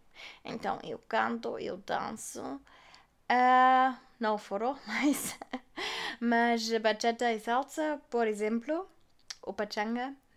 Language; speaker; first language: Portuguese; non-native, fluent; German